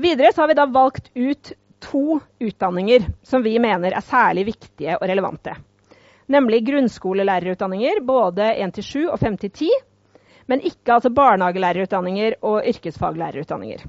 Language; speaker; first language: Norwegian; native; Norwegian